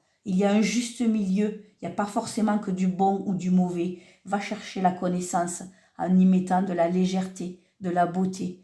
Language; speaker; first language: French; native; French